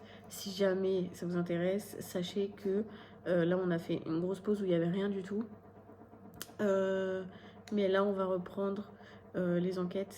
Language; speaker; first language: French; native; French